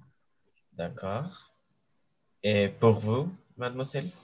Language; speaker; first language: French; non-native, learner; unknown